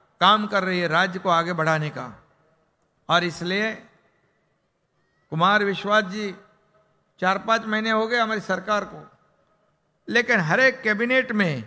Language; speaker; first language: Hindi; non-native, local second language; Marathi